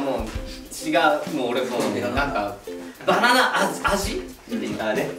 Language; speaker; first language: Japanese; native; Japanese